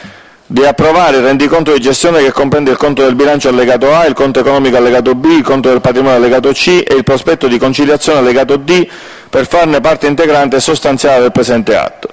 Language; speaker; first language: Italian; native; Italian